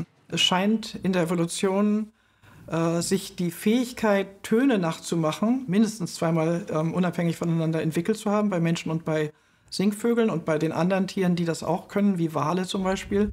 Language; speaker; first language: German; native; German